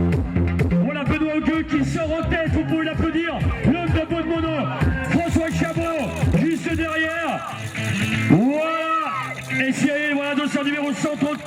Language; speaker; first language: French; native; French